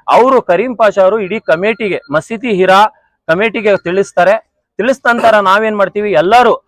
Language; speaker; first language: Kannada; non-native, local second language; Urdu